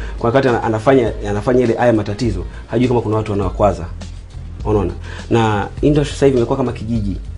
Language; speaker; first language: Swahili; native; Swahili